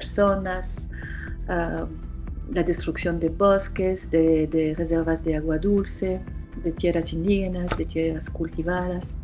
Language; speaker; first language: Spanish; non-native, fluent; French